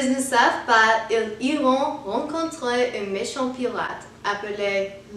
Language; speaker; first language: French; non-native, learner; English